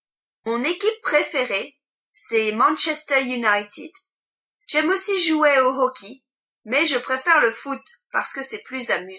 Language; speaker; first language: French; non-native, learner; English